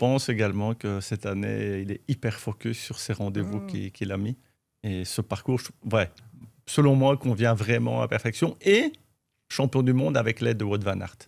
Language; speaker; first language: French; native; French